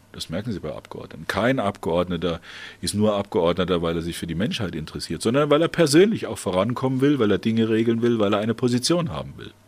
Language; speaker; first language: German; native; German